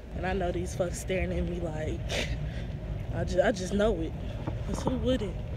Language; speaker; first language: English; native; English